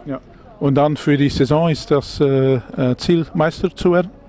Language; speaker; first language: German; non-native, learner; Dutch